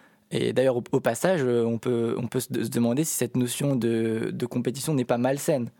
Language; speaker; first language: French; native; French